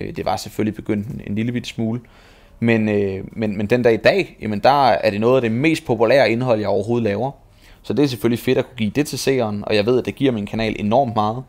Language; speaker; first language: Danish; native; Danish